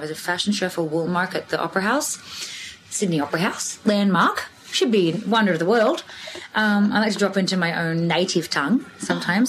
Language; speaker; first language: English; native; English